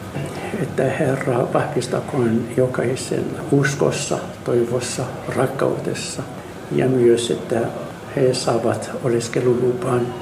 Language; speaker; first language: Finnish; non-native, learner; Arabic